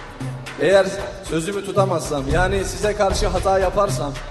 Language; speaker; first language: Turkish; native; Turkish